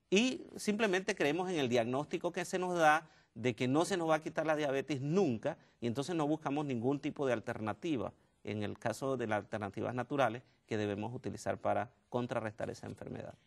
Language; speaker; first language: Spanish; native; Spanish